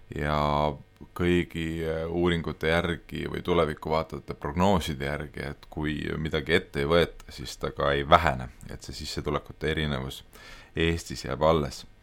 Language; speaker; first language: Estonian; native; Estonian